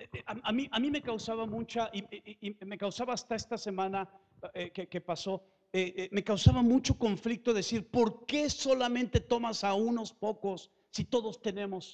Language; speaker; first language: Spanish; native; Spanish